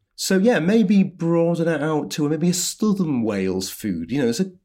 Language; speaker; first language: English; native; English